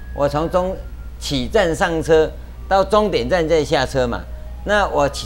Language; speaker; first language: Chinese; native; Chinese